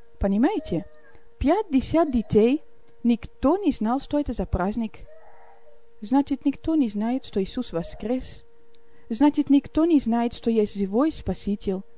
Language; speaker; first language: Russian; non-native, fluent; Dutch